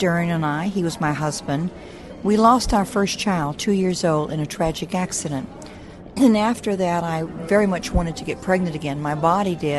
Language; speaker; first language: English; native; English